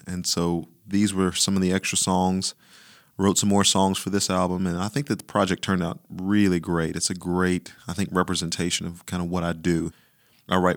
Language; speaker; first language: English; native; English